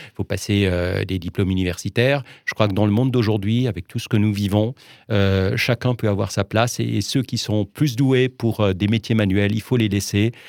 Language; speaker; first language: French; native; French